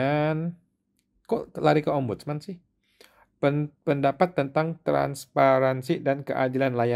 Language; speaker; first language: Indonesian; native; Indonesian